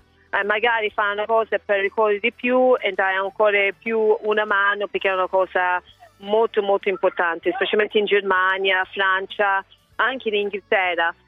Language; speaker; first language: Italian; non-native, learner; English